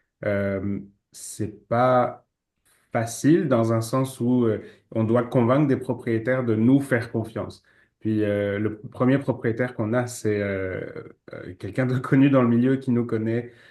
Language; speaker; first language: French; native; French